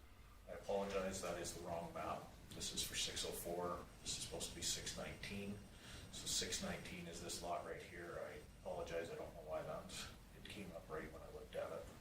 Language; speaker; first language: English; native; English